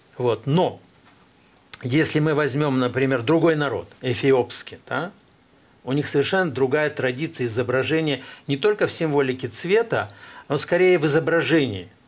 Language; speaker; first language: Russian; native; Russian